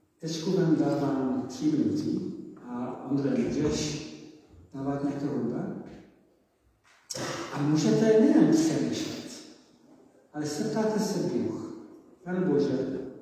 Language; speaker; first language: Czech; non-native, learner; English